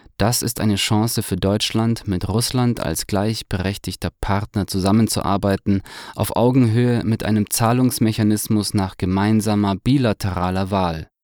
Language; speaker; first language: German; native; German